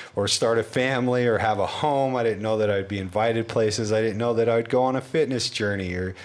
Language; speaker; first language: English; native; English